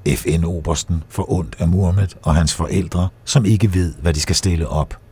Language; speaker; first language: Danish; native; Danish